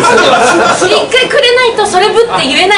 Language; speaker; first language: Japanese; native; Japanese